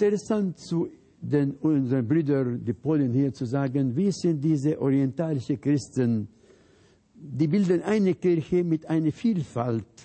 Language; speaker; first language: German; non-native, fluent; Arabic